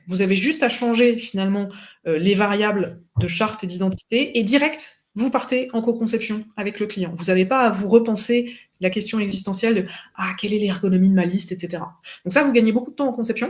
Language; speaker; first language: French; native; French